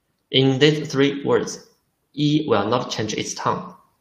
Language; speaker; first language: English; non-native, fluent; Chinese